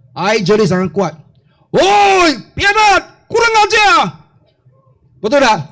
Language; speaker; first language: Malay; non-native, local second language; Chinese